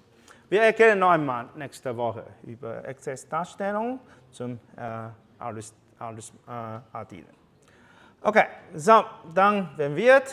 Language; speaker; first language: German; non-native, learner; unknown